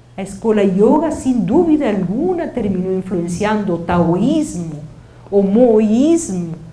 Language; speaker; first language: Portuguese; non-native, fluent; Spanish